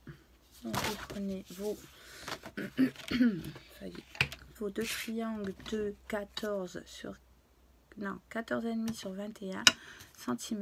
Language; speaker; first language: French; native; French